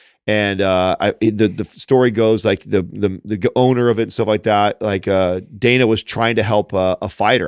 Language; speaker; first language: English; native; English